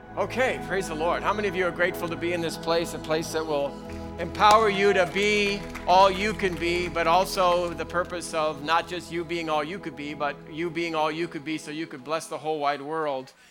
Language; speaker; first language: English; native; English